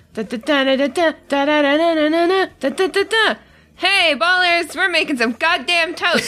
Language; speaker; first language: English; native; English